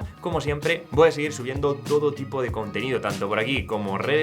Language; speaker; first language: Spanish; native; Spanish